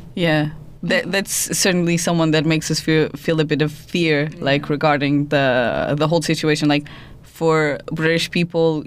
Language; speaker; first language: English; non-native, fluent; Portuguese